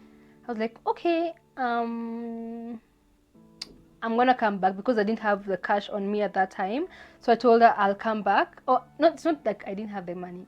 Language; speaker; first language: English; non-native, local second language; Swahili